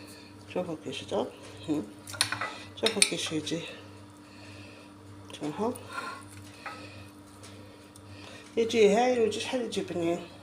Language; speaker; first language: Arabic; native; Arabic